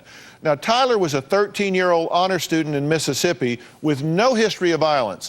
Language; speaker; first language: English; native; English